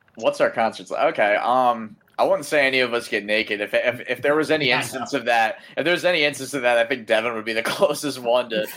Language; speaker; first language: English; native; English